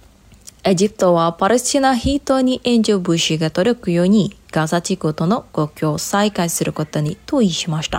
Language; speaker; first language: Japanese; non-native, fluent; Indonesian